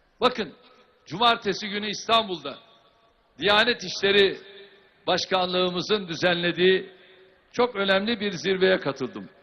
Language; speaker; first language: Turkish; native; Turkish